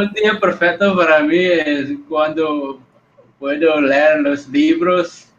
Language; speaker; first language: Spanish; non-native, learner; Indonesian